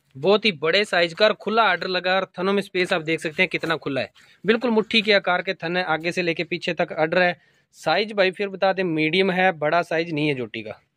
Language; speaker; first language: Hindi; non-native, local second language; Punjabi